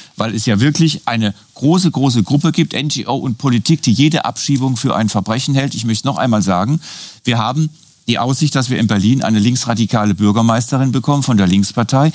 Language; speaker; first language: German; native; German